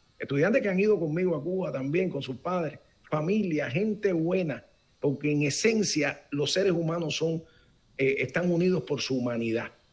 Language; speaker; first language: Spanish; native; Spanish